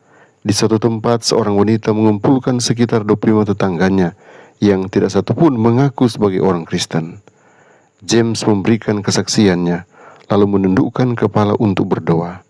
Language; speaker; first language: Indonesian; native; Indonesian